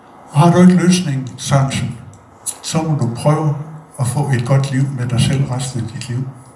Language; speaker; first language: Danish; native; Danish